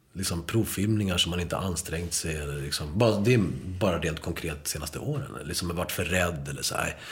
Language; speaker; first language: Swedish; early bilingual, other home language; Spanish